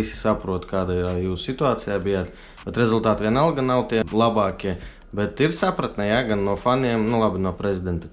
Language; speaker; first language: Latvian; native; Latvian